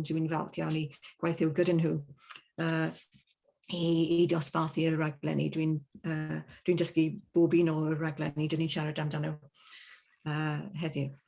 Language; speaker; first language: Welsh; non-native, learner; English